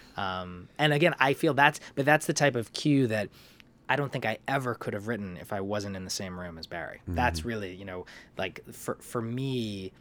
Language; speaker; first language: English; native; English